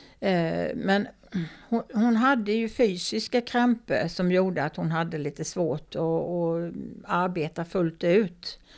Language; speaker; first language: Swedish; native; Swedish